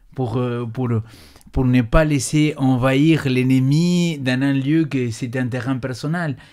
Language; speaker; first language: French; non-native, fluent; Spanish